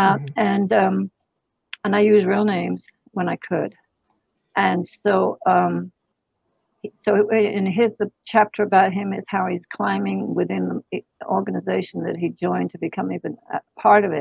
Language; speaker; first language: English; native; English